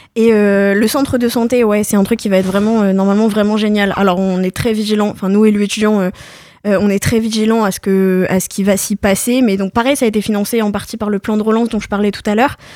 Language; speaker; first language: French; native; French